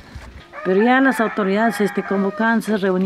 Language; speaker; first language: Spanish; native; Spanish